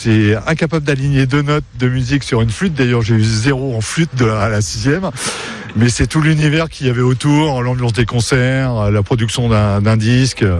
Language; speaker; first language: French; native; French